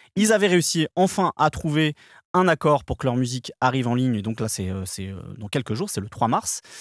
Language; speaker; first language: French; native; French